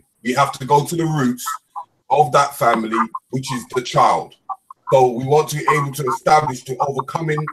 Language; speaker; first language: English; native; English